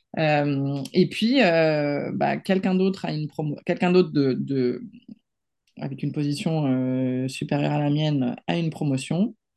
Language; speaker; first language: French; non-native, fluent; Spanish